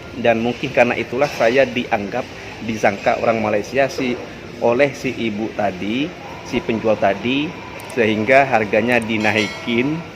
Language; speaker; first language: Indonesian; non-native, local second language; Madurese